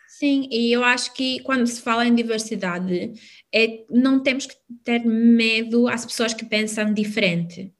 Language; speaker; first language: Portuguese; non-native, fluent; Albanian